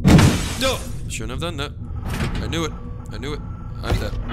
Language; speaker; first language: English; native; English